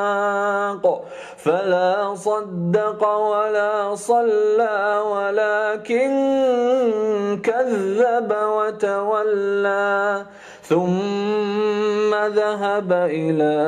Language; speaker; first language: Arabic; native; Arabic